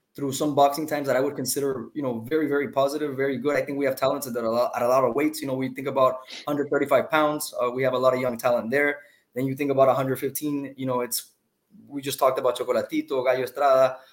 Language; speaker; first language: English; non-native, fluent; Spanish